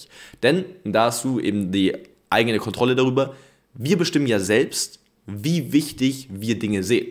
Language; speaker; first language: German; native; German